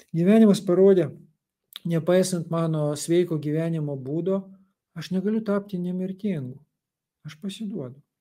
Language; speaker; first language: Lithuanian; non-native, local second language; Russian